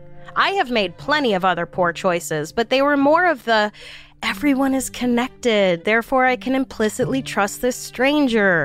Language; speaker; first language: English; native; English